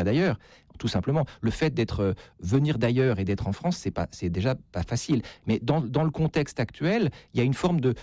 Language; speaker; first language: French; native; French